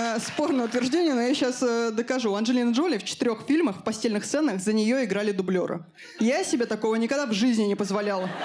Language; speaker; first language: Russian; native; Russian